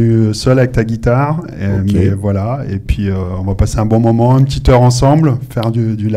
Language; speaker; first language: French; native; French